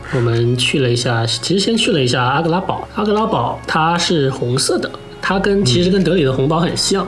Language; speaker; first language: Chinese; native; Chinese